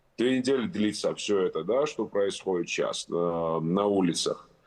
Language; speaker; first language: Russian; non-native, local second language; Georgian